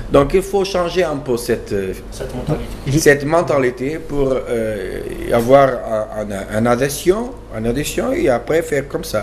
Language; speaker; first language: French; non-native, learner; Portuguese